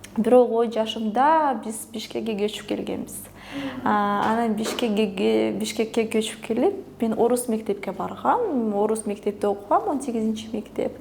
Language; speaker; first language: Kyrgyz; early bilingual, other home language; Russian